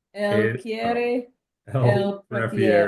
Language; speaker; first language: Spanish; non-native, learner; English